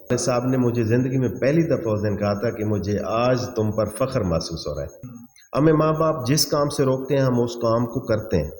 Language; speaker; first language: Urdu; non-native, local second language; Saraiki